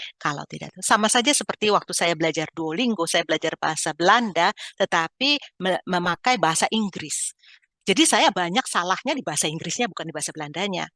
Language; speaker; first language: Indonesian; native; Indonesian